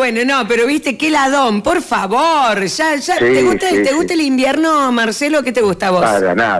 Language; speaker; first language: Spanish; native; Spanish